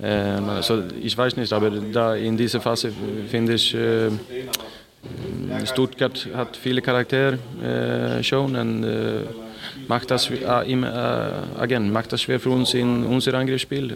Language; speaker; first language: German; non-native, learner; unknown